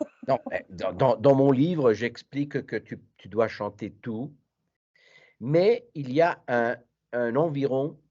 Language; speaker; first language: French; non-native, fluent; Italian